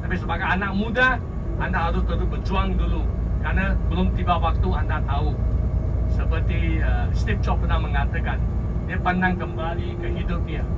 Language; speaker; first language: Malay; non-native, local second language; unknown